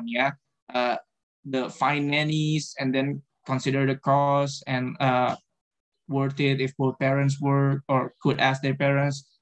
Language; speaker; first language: English; non-native, fluent; Indonesian